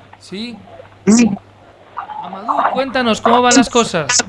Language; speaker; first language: Spanish; native; Spanish